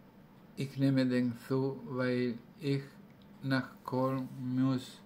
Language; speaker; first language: German; non-native, learner; Spanish